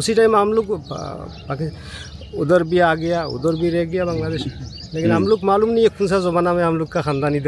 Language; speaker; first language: Hindi; non-native, fluent; Pashto